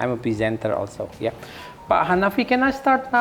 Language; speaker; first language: English; non-native, fluent; Indonesian